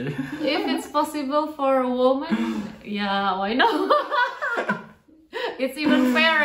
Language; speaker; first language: English; non-native, fluent; Indonesian